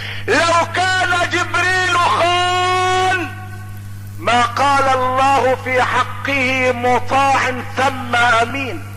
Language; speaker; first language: Arabic; native; Arabic